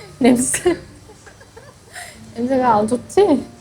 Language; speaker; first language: Korean; non-native, learner; Vietnamese